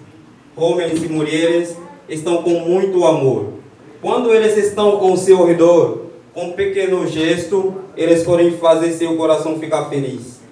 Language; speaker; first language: Portuguese; non-native, learner; Haitian Creole